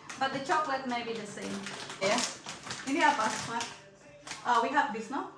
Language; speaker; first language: English; non-native, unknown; Indonesian